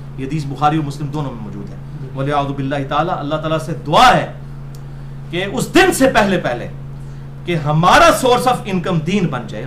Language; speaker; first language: Urdu; non-native, local second language; Punjabi